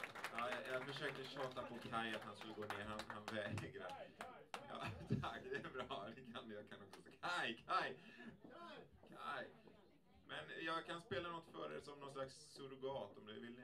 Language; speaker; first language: Swedish; native; Swedish